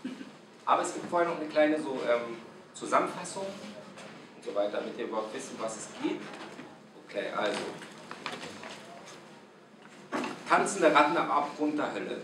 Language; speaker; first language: German; non-native, fluent; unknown